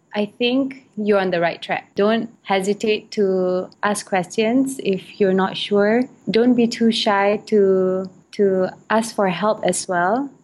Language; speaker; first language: English; non-native, local second language; Malay